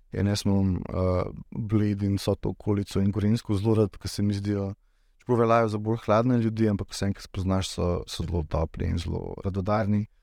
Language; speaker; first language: Slovenian; native; Slovenian